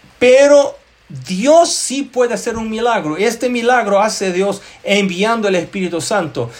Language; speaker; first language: Spanish; non-native, fluent; Portuguese